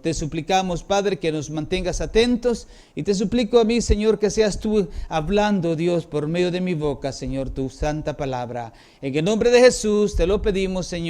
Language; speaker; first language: Spanish; native; Spanish